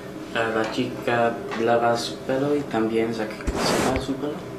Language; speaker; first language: Spanish; non-native, learner; English